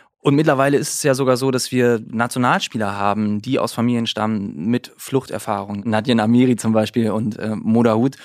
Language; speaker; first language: German; native; German